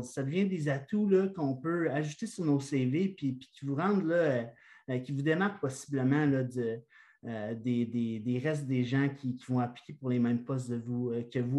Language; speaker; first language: French; native; French